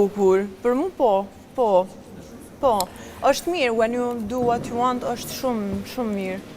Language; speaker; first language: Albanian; non-native, learner; Romanian